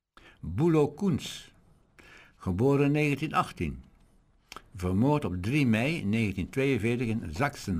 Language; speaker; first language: Dutch; native; Dutch